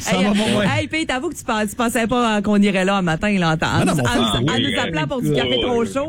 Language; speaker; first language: French; native; French